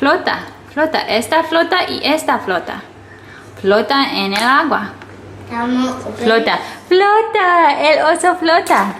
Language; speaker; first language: Spanish; non-native, learner; English